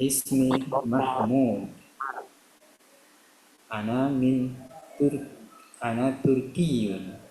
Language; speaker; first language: Arabic; non-native, learner; Indonesian